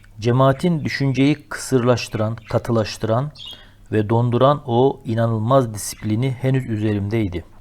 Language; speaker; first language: Turkish; native; Turkish